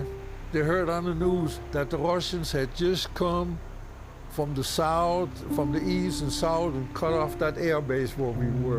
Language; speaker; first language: English; non-native, fluent; German